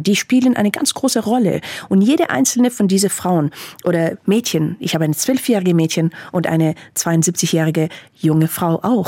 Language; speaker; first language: German; non-native, fluent; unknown